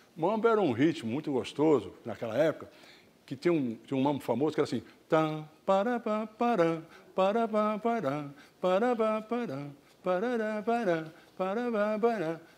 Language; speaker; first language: Portuguese; native; Portuguese